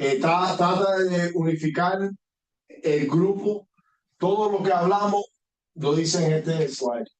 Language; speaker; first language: Spanish; early bilingual, heritage; Spanish